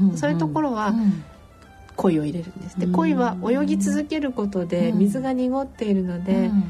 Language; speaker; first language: Japanese; native; Japanese